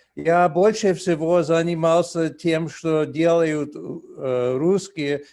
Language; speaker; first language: Russian; non-native, fluent; English